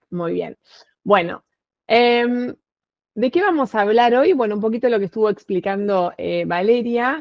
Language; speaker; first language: Spanish; native; Spanish